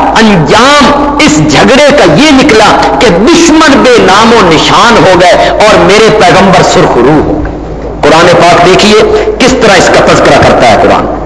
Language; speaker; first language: Urdu; native; Urdu